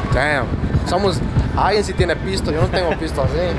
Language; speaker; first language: Spanish; early bilingual, heritage; Spanish